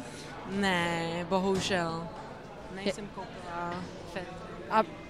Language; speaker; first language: Czech; non-native, learner; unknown